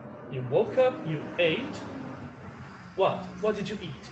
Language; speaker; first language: English; non-native, fluent; Portuguese